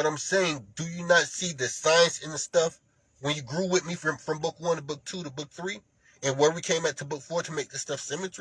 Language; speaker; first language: English; native; English